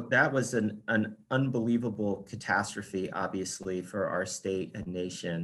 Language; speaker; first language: English; native; English